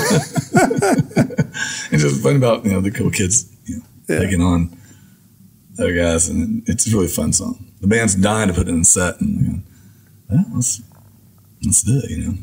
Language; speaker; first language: English; native; English